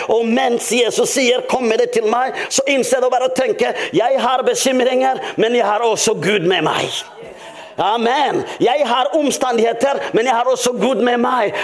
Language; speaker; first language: Norwegian; non-native, fluent; Rundi